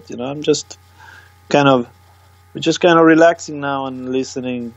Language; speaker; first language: English; non-native, fluent; Swedish